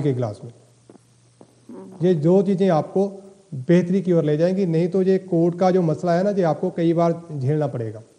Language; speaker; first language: Hindi; native; Hindi